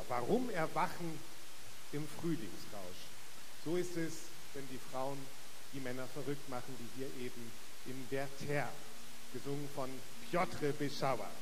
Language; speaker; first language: German; native; German